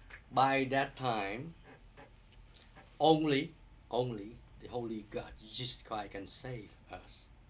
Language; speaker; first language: English; non-native, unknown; Vietnamese